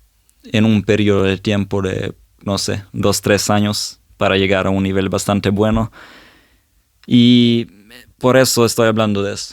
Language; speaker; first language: Spanish; non-native, fluent; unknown